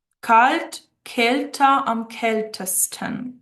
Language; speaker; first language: German; non-native, fluent; Ukrainian